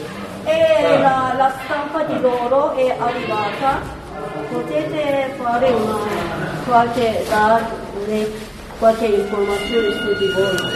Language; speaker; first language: Italian; non-native, fluent; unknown